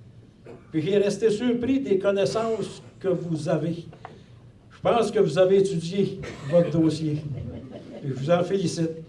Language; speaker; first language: French; native; French